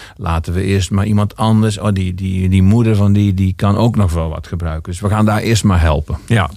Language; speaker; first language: Dutch; native; Dutch